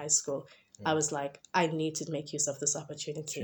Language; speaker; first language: English; non-native, local second language; Xhosa